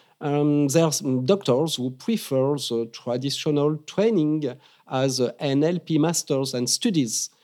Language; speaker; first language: English; non-native, fluent; French